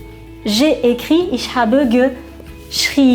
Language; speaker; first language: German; non-native, fluent; French